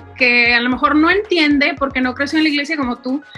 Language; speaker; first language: Spanish; native; Spanish